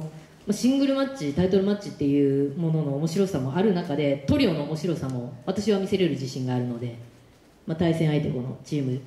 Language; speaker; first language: Japanese; native; Japanese